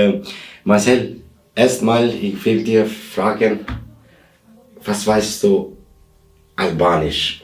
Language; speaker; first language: German; non-native, learner; Albanian